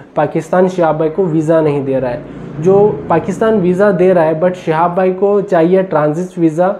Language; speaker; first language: Hindi; non-native, local second language; Urdu